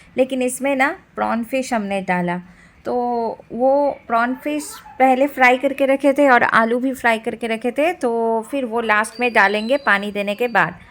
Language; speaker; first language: Hindi; non-native, local second language; Bangla